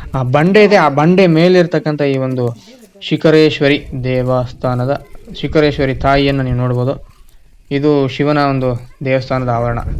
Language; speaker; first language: Kannada; native; Kannada